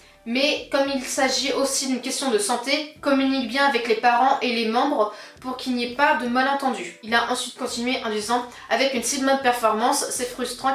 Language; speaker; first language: French; native; French